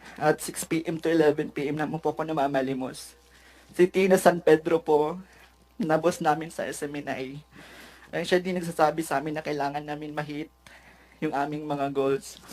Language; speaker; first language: Filipino; native; Filipino